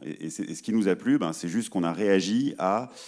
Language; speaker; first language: French; native; French